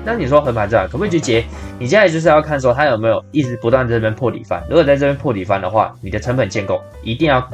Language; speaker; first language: Chinese; native; Chinese